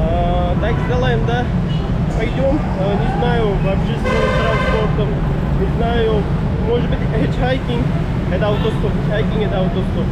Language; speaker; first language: Russian; non-native, learner; Pashto